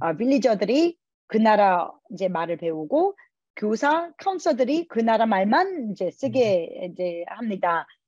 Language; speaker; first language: Korean; non-native, fluent; Hebrew